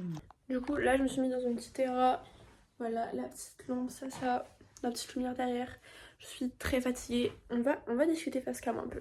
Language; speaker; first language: French; native; French